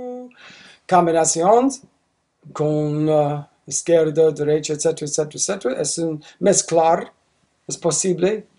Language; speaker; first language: Spanish; non-native, learner; English